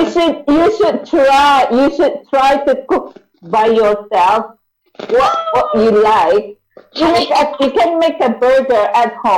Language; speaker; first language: English; non-native, learner; Indonesian